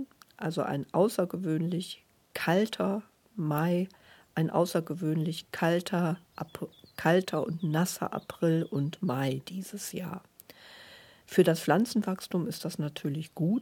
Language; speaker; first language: German; native; German